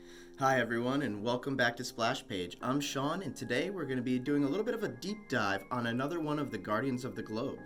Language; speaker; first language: English; native; English